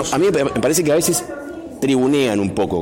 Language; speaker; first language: Spanish; native; Spanish